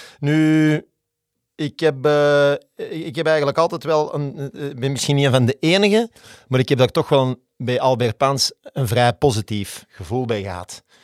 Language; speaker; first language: Dutch; native; Dutch